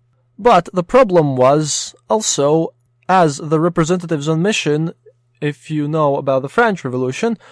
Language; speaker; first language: English; non-native, fluent; Latvian